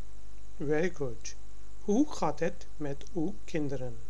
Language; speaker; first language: Dutch; non-native, learner; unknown